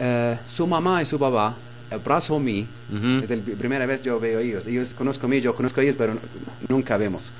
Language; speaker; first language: Spanish; non-native, learner; Arabic